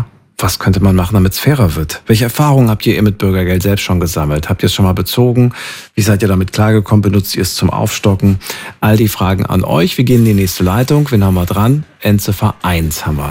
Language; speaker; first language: German; native; German